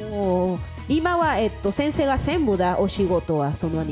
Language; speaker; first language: Japanese; non-native, learner; Spanish